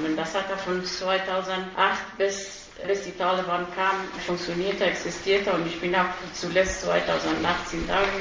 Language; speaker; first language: German; non-native, fluent; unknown